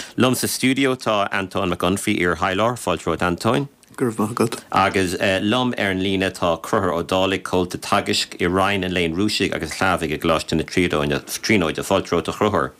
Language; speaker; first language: Irish; native; Irish